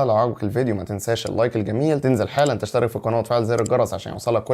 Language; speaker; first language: Arabic; native; Arabic